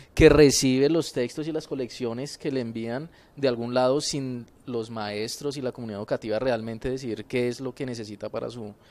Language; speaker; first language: Spanish; native; Spanish